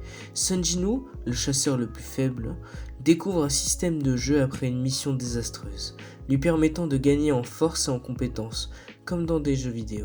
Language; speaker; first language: French; native; French